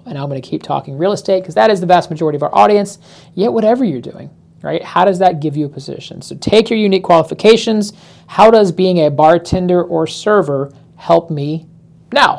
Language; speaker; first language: English; native; English